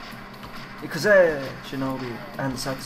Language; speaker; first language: Japanese; non-native, learner; English